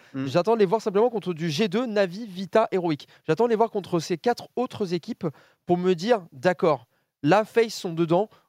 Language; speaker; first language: French; native; French